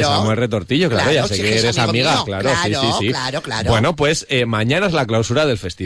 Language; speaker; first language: Spanish; native; Spanish